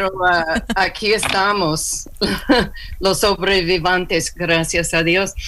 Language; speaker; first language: Spanish; non-native, learner; English